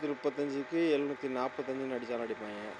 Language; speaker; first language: Tamil; native; Tamil